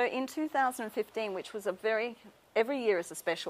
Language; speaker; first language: English; native; English